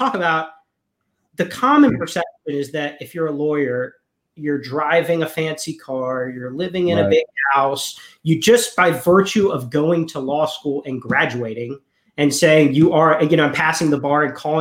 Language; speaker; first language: English; native; English